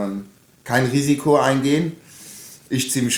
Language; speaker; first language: German; native; German